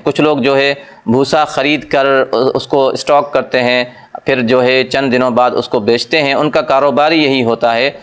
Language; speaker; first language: Urdu; non-native, local second language; Sindhi